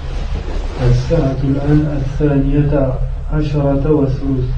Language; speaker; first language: Arabic; non-native, learner; French